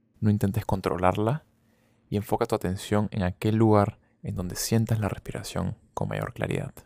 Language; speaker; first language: Spanish; native; Spanish